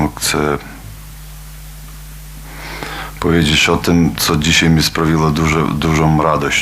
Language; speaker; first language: Polish; non-native, learner; Lithuanian